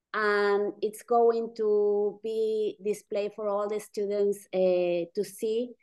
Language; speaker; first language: English; non-native, fluent; Spanish